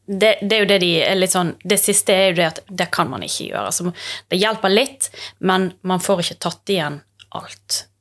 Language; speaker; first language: Norwegian; native; Norwegian